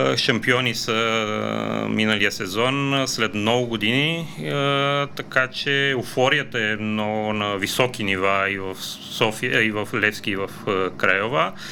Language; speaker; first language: Bulgarian; non-native, fluent; Romanian